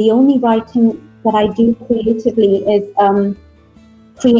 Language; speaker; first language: English; native; English